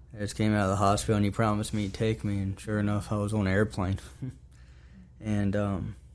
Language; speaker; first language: English; native; English